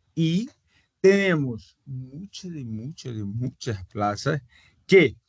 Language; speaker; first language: Spanish; non-native, fluent; Portuguese